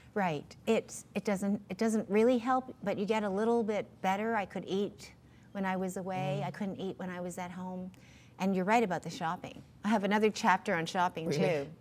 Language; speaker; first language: English; native; English